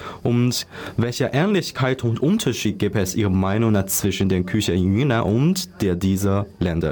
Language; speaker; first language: German; non-native, learner; Chinese